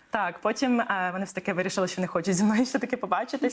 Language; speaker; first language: Ukrainian; native; Ukrainian